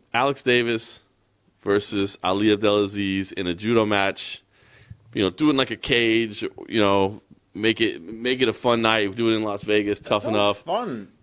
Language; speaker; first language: English; native; English